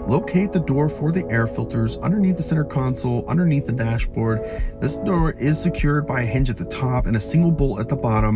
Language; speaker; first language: English; native; English